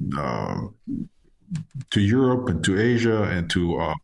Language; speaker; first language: English; non-native, fluent; Georgian